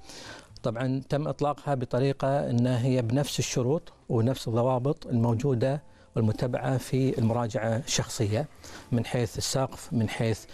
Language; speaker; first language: Arabic; native; Arabic